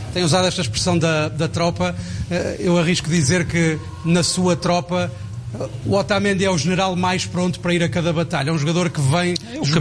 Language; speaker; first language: Portuguese; native; Portuguese